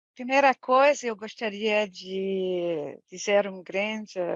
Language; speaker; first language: Portuguese; non-native, learner; French